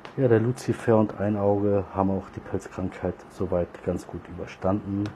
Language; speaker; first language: German; early bilingual, other home language; Turkish